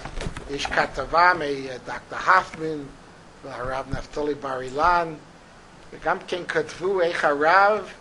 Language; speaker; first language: Hebrew; non-native, fluent; English